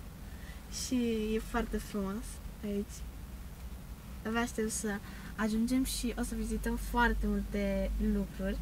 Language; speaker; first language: Romanian; early bilingual, heritage; Romanian